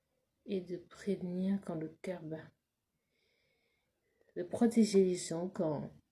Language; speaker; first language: French; native; French